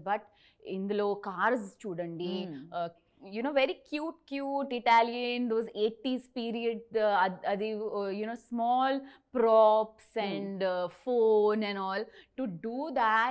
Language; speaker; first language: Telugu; non-native, learner; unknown